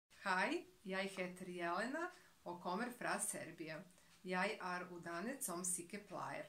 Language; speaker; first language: Norwegian; non-native, learner; Serbian